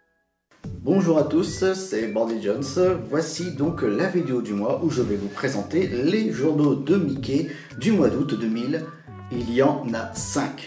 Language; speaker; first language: French; native; French